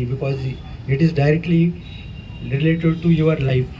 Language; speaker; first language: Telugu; non-native, learner; Hindi